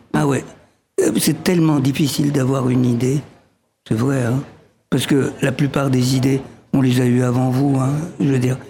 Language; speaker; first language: French; early bilingual, other home language; Arabic